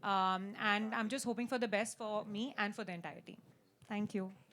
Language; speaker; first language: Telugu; non-native, learner; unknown